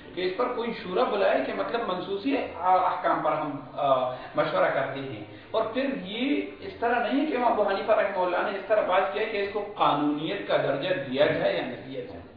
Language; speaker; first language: Urdu; non-native, local second language; Pashto